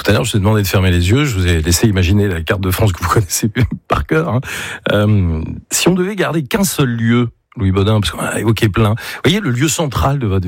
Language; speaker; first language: French; native; French